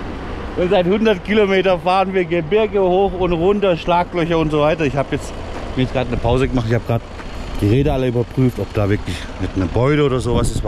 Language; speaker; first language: German; native; German